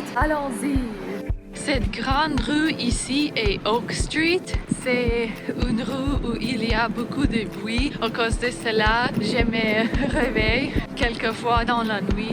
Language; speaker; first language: French; non-native, learner; English